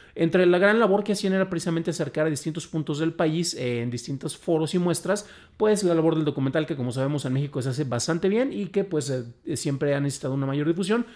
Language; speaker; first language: Spanish; native; Spanish